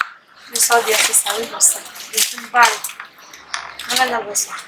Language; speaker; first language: Portuguese; non-native, learner; Haitian Creole